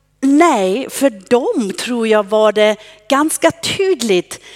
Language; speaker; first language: Swedish; non-native, fluent; German